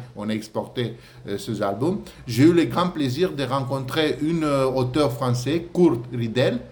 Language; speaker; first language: French; non-native, fluent; Romanian